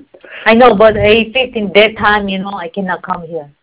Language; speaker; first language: English; non-native, learner; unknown